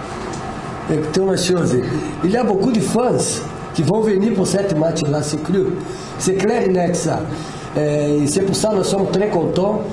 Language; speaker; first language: French; non-native, fluent; Portuguese